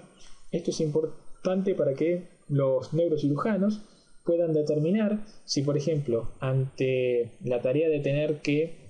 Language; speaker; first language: Spanish; native; Spanish